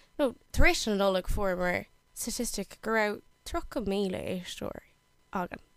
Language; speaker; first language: Irish; non-native, local second language; English